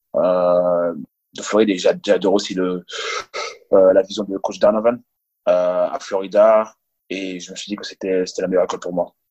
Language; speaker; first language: French; early bilingual, other home language; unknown